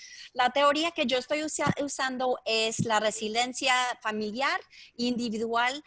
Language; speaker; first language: Spanish; early bilingual, heritage; Spanish